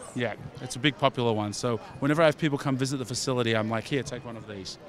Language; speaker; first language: English; native; English